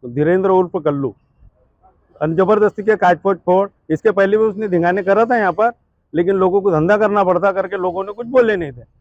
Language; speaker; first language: Hindi; native; Hindi